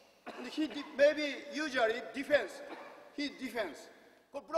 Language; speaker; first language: English; non-native, learner; Japanese